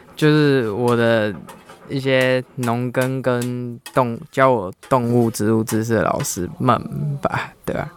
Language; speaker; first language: Chinese; native; Chinese